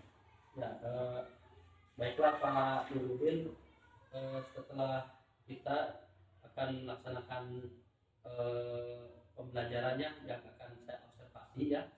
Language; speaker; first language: Indonesian; native; Indonesian